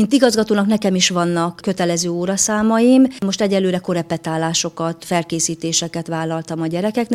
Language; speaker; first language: Hungarian; native; Hungarian